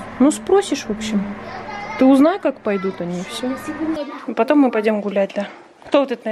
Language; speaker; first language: Russian; native; Russian